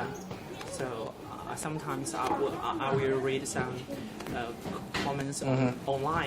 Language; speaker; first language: English; non-native, learner; Chinese